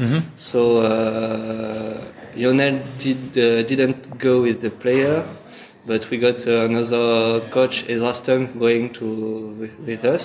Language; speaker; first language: English; non-native, learner; French